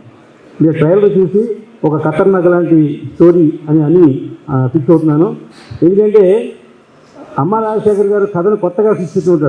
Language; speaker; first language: Telugu; native; Telugu